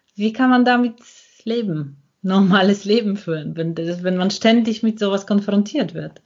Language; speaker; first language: German; non-native, fluent; Polish